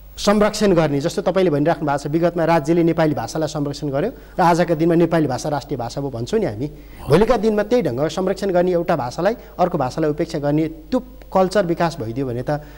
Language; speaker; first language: Nepali; native; Nepali